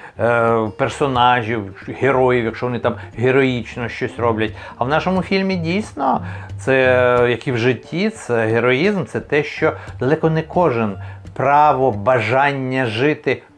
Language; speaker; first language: Ukrainian; native; Ukrainian